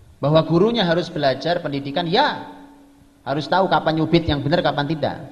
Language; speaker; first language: Indonesian; native; Indonesian